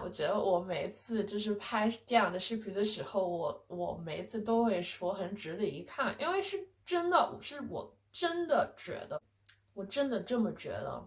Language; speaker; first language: Chinese; non-native, fluent; English